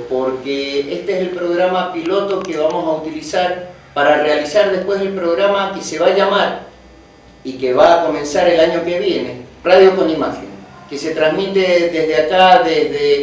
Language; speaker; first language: Spanish; native; Spanish